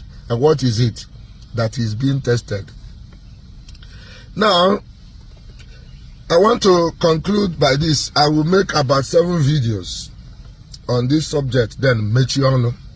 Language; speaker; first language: English; non-native, local second language; Igbo